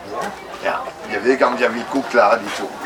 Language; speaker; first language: Danish; non-native, fluent; French